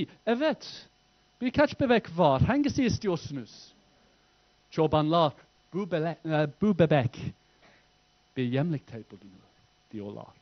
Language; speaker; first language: Turkish; non-native, fluent; English